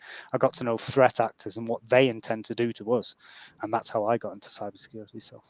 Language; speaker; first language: English; native; English